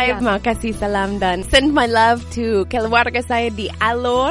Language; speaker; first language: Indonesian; non-native, learner; English